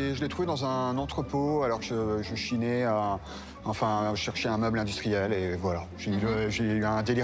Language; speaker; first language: French; native; French